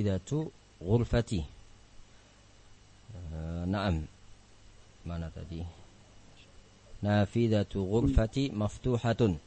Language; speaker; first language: Arabic; non-native, fluent; Indonesian